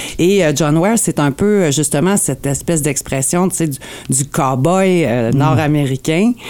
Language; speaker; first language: French; native; French